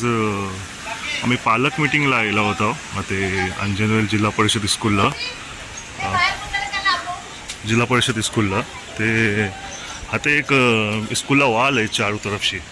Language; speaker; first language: Marathi; non-native, local second language; Urdu